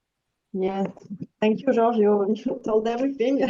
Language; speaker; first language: English; non-native, fluent; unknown